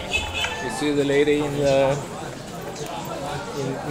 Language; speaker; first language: English; non-native, learner; Chinese